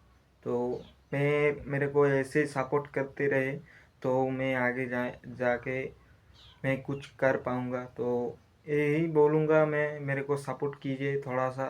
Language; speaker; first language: Hindi; non-native, local second language; Bangla